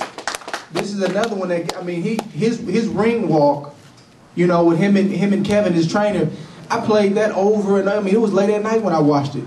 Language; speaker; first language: English; native; English